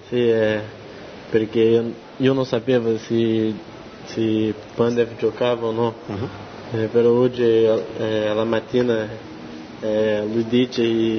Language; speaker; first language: Italian; non-native, learner; Portuguese